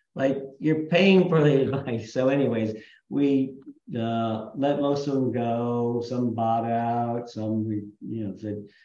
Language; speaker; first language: English; native; English